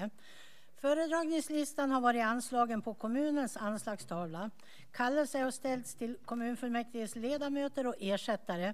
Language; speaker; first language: Swedish; native; Swedish